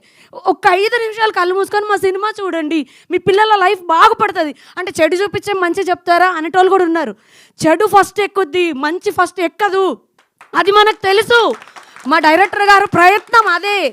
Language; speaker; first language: Telugu; native; Telugu